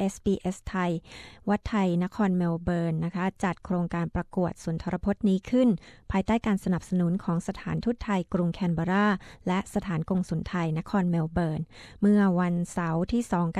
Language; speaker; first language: Thai; native; Thai